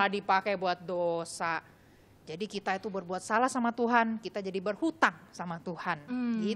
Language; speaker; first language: Indonesian; native; Indonesian